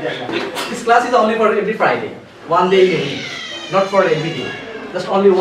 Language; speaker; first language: English; non-native, fluent; Bangla